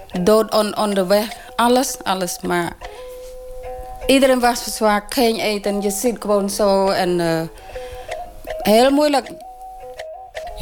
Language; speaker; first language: Dutch; non-native, learner; Khmer